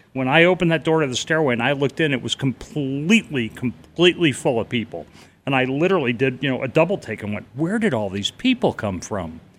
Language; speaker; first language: English; native; English